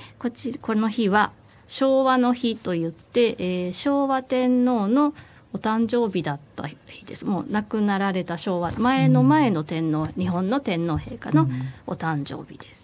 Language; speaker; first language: Japanese; native; Japanese